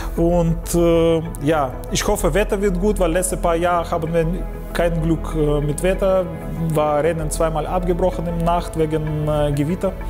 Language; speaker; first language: German; non-native, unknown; Ukrainian